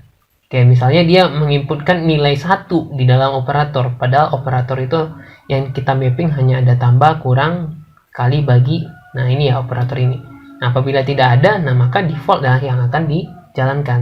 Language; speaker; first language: Indonesian; native; Indonesian